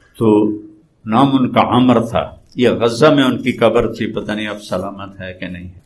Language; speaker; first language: Urdu; non-native, local second language; Saraiki